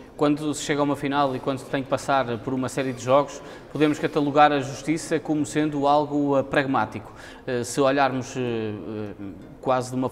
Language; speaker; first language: Portuguese; native; Portuguese